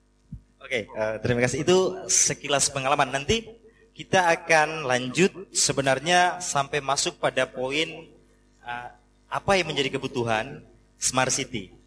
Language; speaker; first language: Indonesian; native; Indonesian